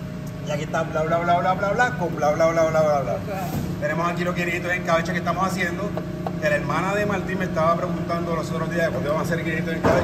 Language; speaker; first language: Spanish; native; Spanish